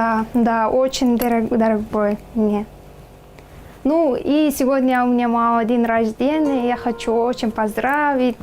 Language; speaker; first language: Russian; non-native, learner; Turkmen